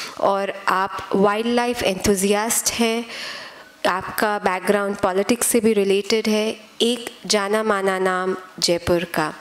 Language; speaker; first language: Hindi; native; Hindi